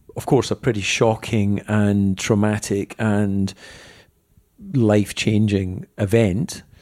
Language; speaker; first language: English; native; English